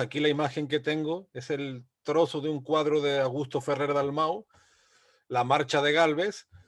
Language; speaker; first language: Spanish; native; Spanish